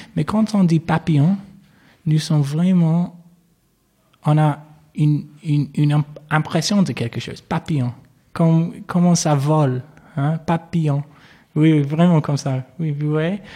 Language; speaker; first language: French; non-native, learner; English